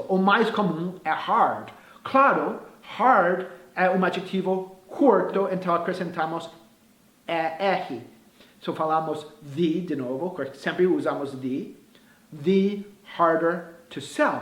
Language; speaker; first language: Portuguese; non-native, fluent; English